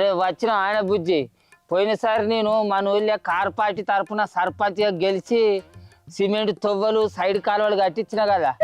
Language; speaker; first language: Telugu; native; Telugu